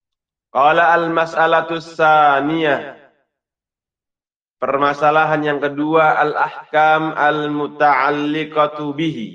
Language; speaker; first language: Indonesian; native; Indonesian